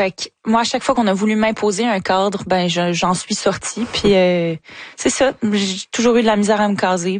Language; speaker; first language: French; native; French